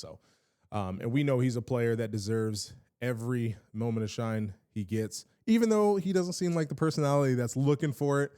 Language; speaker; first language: English; native; English